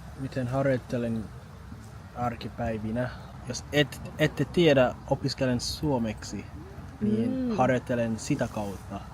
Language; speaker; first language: Finnish; non-native, fluent; English